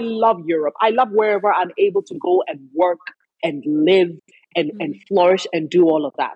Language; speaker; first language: English; non-native, local second language; Akan